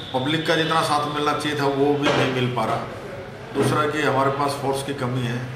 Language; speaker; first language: Hindi; native; Hindi